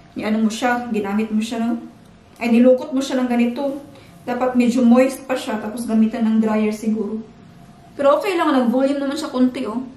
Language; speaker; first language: Filipino; non-native, local second language; Cebuano